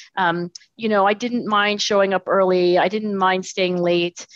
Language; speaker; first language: English; native; English